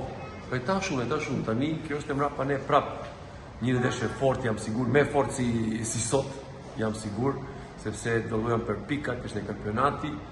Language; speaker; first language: Albanian; non-native, learner; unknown